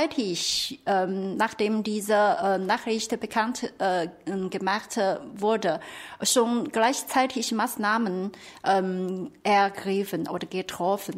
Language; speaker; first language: German; non-native, fluent; Chinese